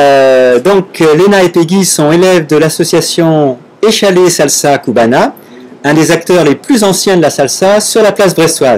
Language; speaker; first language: French; native; French